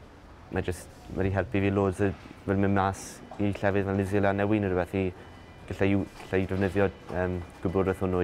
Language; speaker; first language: Welsh; native; Welsh